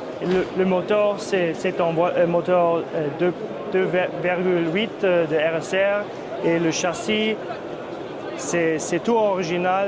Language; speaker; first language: French; non-native, fluent; German